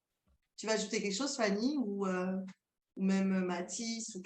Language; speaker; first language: French; native; French